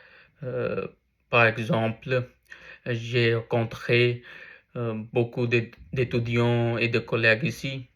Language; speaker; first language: French; non-native, learner; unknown